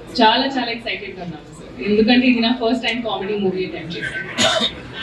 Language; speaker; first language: Telugu; non-native, learner; Hindi